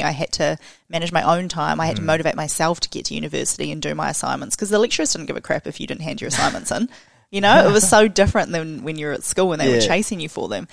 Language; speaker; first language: English; native; English